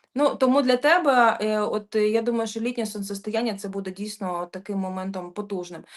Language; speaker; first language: Ukrainian; non-native, local second language; Russian